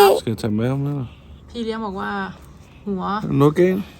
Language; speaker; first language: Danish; non-native, learner; Thai